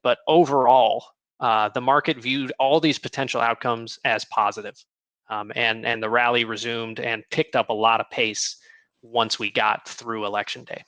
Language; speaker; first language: English; native; English